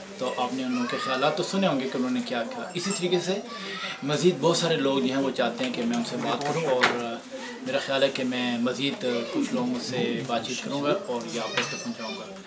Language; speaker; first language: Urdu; non-native, local second language; Punjabi